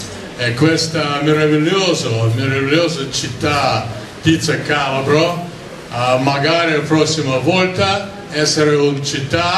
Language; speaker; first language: Italian; non-native, learner; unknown